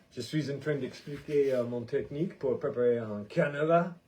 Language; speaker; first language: French; non-native, learner; English